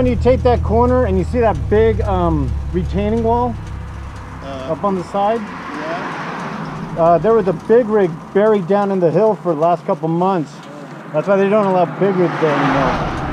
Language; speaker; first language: English; native; English